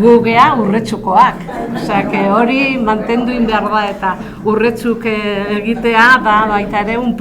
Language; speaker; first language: Basque; non-native, local second language; Spanish